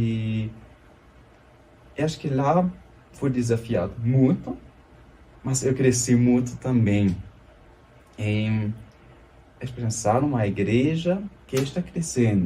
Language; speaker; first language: Portuguese; non-native, fluent; German